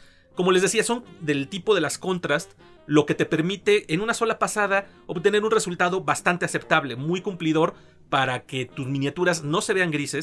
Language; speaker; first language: Spanish; native; Spanish